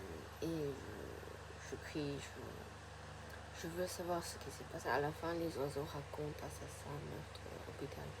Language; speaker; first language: French; non-native, fluent; Japanese